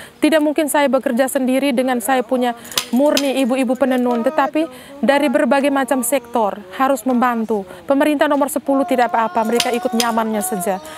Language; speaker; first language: Indonesian; non-native, local second language; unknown